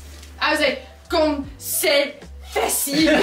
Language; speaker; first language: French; non-native, learner; English